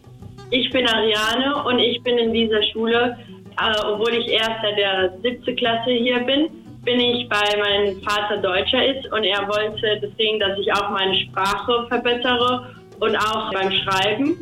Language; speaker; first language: German; early bilingual, heritage; German